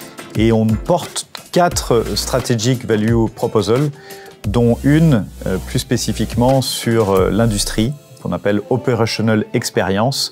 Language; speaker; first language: French; native; French